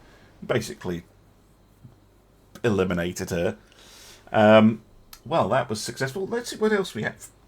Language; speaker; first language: English; native; English